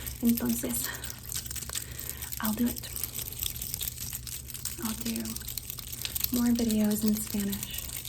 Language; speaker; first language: English; early bilingual, other home language; Spanish